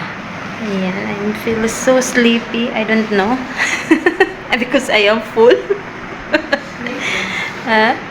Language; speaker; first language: English; non-native, local second language; Cebuano